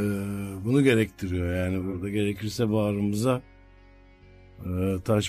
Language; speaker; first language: Turkish; native; Turkish